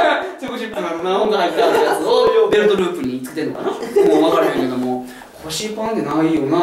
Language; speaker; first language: Japanese; native; Japanese